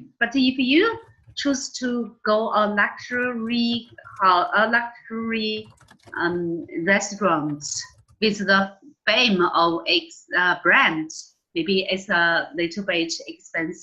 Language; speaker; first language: English; non-native, learner; Chinese